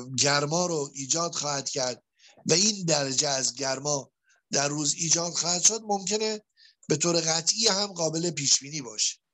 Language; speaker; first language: Persian; native; Persian